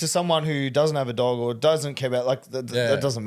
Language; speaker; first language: English; native; English